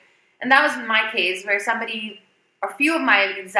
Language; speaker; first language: English; non-native, local second language; Urdu